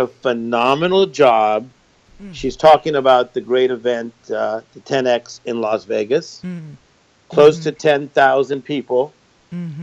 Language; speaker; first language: English; native; English